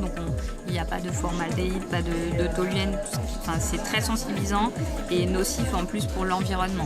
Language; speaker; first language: French; native; French